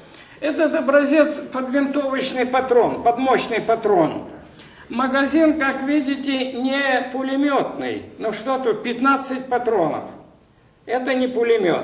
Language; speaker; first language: Russian; native; Russian